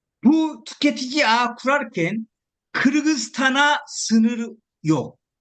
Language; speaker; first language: Turkish; non-native, fluent; Korean